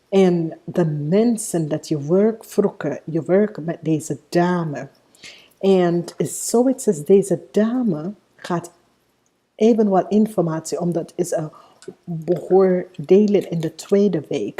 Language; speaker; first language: Dutch; non-native, fluent; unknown